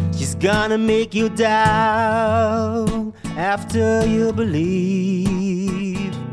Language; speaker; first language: English; non-native, fluent; Dutch